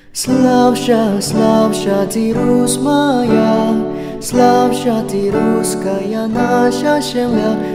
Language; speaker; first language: Russian; non-native, learner; Indonesian